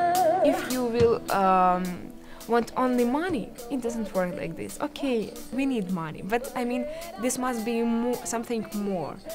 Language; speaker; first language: English; non-native, learner; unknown